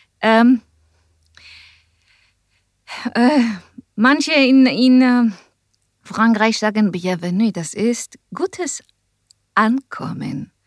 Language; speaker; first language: German; non-native, learner; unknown